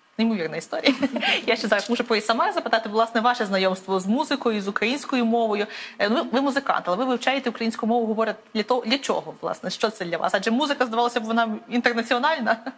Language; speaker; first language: Ukrainian; native; Ukrainian